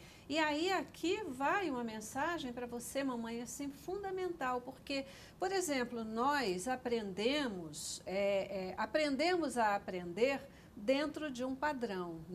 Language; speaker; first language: Portuguese; native; Portuguese